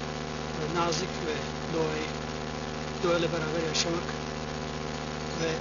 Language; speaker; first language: Turkish; non-native, learner; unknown